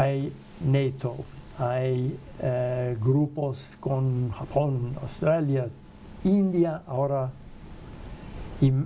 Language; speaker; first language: Spanish; non-native, fluent; English